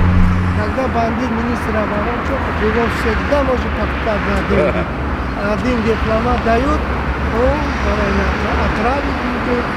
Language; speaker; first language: Russian; non-native, local second language; Tajik